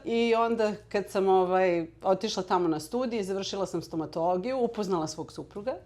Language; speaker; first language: Serbian; early bilingual, heritage; Serbian